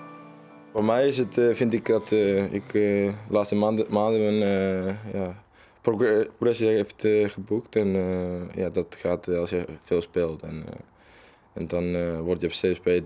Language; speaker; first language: Dutch; non-native, learner; Icelandic